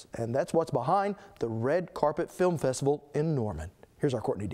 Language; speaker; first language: English; native; English